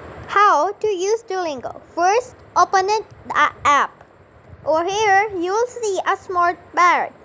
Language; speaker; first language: English; non-native, local second language; Urdu